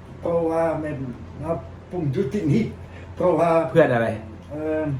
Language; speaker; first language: Thai; non-native, learner; Dutch